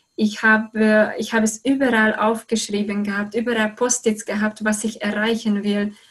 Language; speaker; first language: German; non-native, fluent; Hungarian